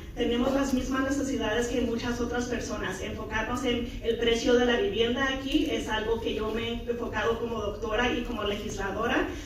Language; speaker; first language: Spanish; early bilingual, heritage; Spanish